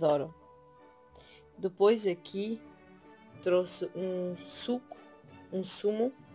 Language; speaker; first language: Portuguese; early bilingual, heritage; Portuguese